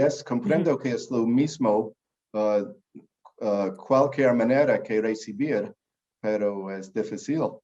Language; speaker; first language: Spanish; non-native, learner; English